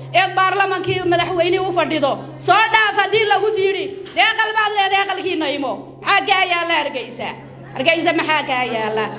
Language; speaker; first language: Somali; native; Somali